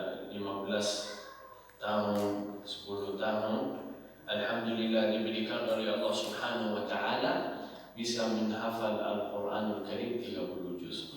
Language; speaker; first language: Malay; non-native, learner; Arabic